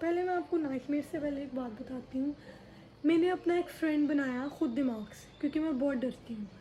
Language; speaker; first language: Hindi; early bilingual, heritage; Urdu